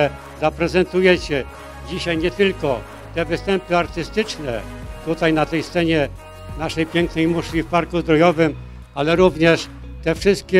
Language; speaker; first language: Polish; native; Polish